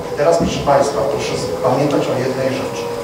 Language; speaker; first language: Polish; native; Polish